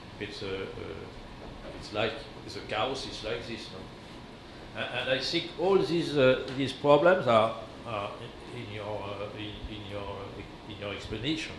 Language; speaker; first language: English; non-native, learner; French